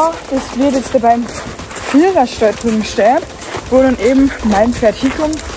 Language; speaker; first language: German; native; German